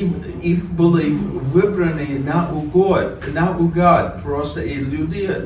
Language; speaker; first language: Russian; non-native, fluent; English